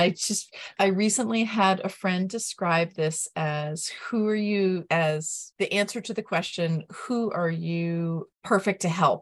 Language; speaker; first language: English; native; English